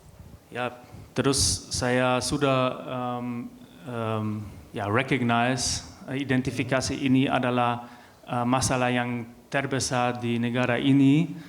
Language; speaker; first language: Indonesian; non-native, learner; German